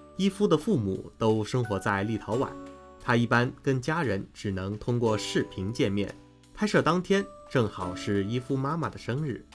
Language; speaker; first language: Chinese; native; Chinese